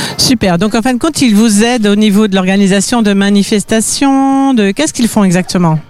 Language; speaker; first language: French; native; French